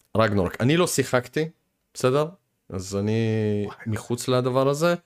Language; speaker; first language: Hebrew; early bilingual, other home language; Russian